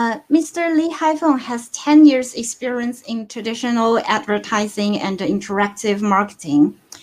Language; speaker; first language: English; non-native, fluent; Chinese